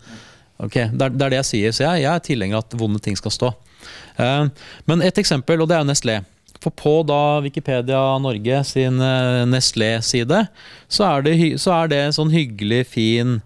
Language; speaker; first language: Norwegian; native; Norwegian